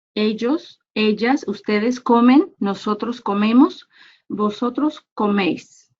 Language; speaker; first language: Spanish; non-native, fluent; English